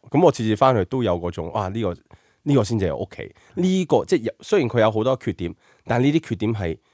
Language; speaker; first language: Cantonese; early bilingual, heritage; Cantonese